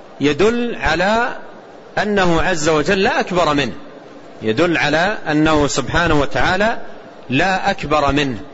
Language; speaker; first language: Arabic; native; Arabic